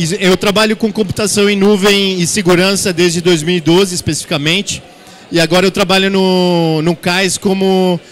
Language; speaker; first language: Portuguese; early bilingual, other home language; Spanish